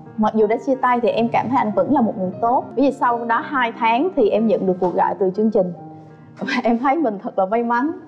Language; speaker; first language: Vietnamese; native; Vietnamese